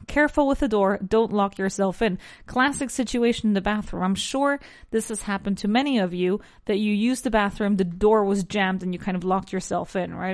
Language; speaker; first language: English; non-native, fluent; Spanish